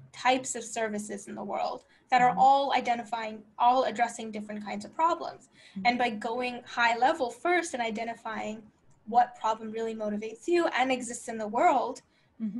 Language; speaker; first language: English; native; English